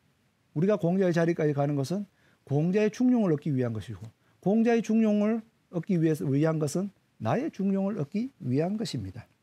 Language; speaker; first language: Korean; native; Korean